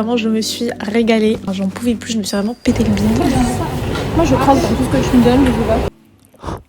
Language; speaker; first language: French; non-native, local second language; Malagasy